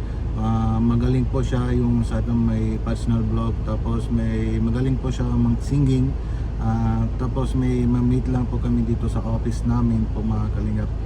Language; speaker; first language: Filipino; non-native, learner; Punjabi